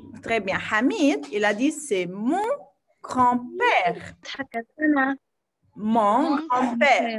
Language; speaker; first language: French; non-native, fluent; Arabic